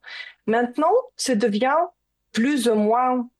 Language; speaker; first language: French; non-native, learner; Ukrainian